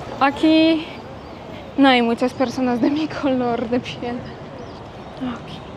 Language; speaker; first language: Spanish; non-native, fluent; Polish